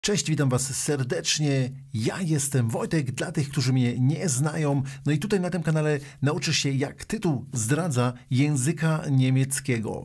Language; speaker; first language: Polish; native; Polish